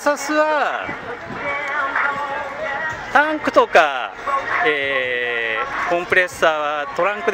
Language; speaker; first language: Japanese; native; Japanese